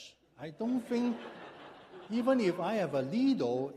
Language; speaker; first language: English; non-native, local second language; Cantonese